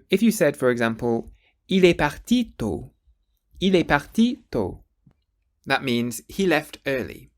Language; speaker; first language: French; non-native, fluent; English